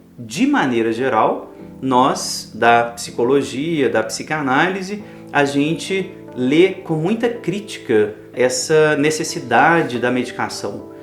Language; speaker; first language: Portuguese; native; Portuguese